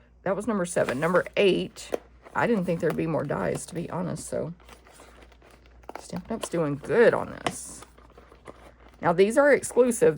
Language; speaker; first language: English; native; English